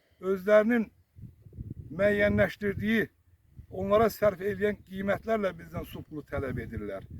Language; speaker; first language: Azerbaijani; native; Azerbaijani